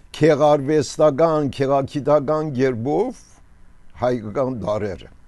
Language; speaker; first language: Armenian; early bilingual, heritage; Armenian